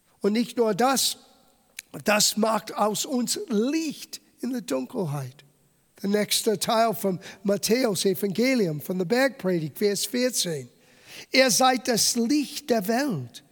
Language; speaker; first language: German; non-native, fluent; English